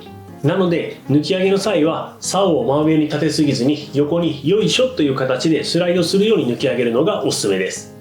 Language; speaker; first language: Japanese; native; Japanese